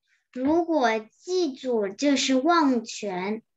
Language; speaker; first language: Chinese; early bilingual, heritage; Chinese